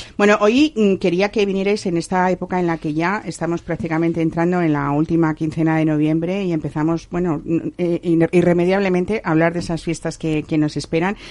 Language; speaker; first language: Spanish; native; Spanish